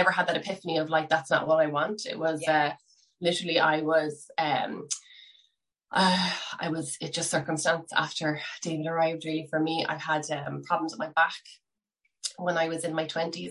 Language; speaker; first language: English; native; English